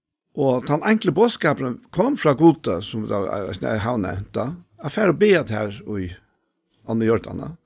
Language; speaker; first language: Danish; non-native, local second language; Faroese